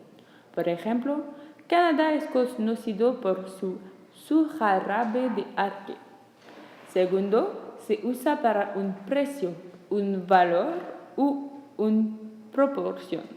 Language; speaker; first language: Spanish; non-native, learner; French